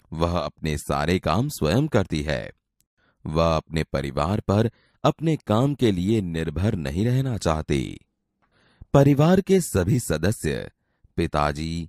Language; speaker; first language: Hindi; non-native, local second language; Gujarati